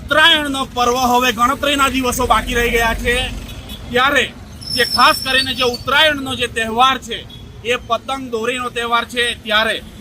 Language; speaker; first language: Gujarati; native; Gujarati